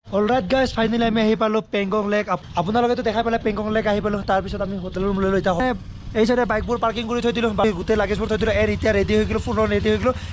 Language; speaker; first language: Assamese; non-native, local second language; Bodo